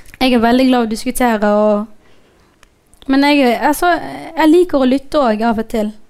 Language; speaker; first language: Norwegian; non-native, fluent; Somali